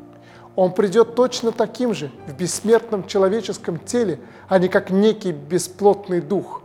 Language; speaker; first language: Russian; native; Russian